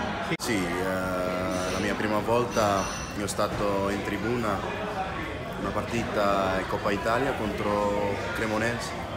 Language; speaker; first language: Italian; non-native, learner; Dutch